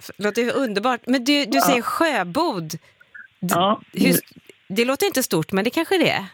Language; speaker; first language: Swedish; native; Swedish